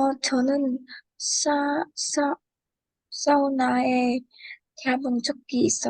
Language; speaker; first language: Korean; non-native, learner; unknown